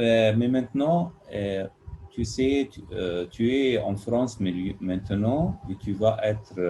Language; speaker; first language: French; non-native, learner; Arabic